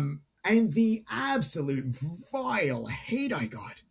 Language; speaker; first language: English; native; English